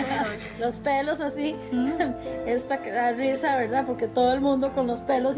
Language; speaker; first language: Spanish; native; Spanish